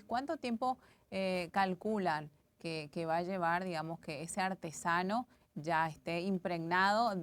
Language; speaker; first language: Spanish; native; Spanish